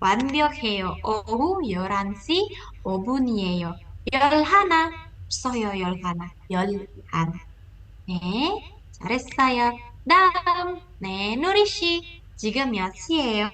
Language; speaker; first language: Korean; non-native, fluent; Indonesian